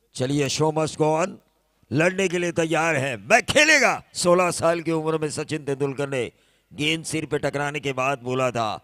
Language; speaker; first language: Hindi; non-native, local second language; Marathi